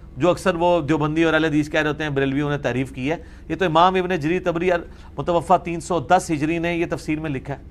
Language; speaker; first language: Urdu; non-native, local second language; Punjabi